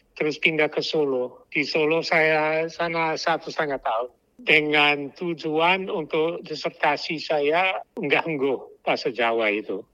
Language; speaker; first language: Indonesian; non-native, fluent; English